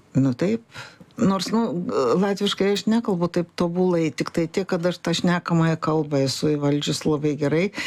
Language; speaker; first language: Lithuanian; early bilingual, heritage; Lithuanian